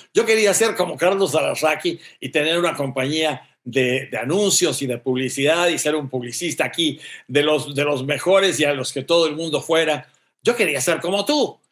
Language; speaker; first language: Spanish; native; Spanish